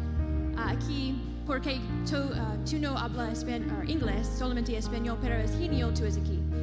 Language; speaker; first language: Spanish; non-native, learner; English